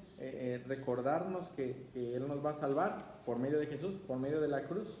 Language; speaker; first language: Spanish; native; Spanish